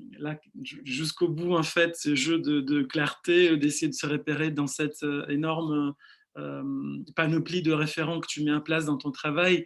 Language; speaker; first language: French; non-native, fluent; Italian